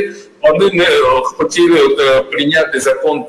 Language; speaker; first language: Ukrainian; non-native, fluent; Georgian